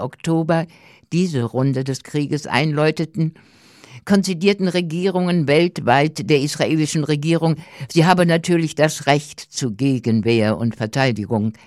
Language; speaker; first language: German; native; German